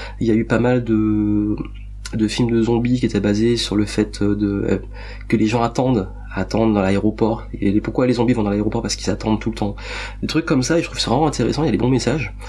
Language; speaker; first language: French; native; French